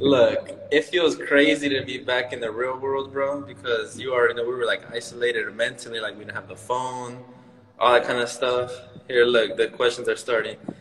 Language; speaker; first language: English; early bilingual, other home language; Spanish